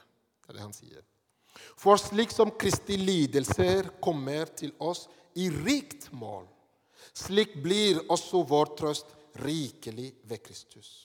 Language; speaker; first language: Norwegian; non-native, fluent; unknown